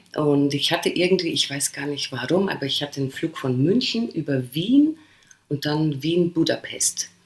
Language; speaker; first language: German; early bilingual, other home language; Polish